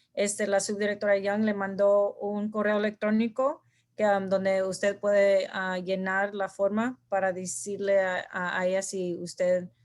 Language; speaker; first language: Spanish; early bilingual, heritage; Spanish